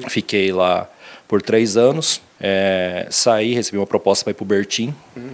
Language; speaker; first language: Portuguese; native; Portuguese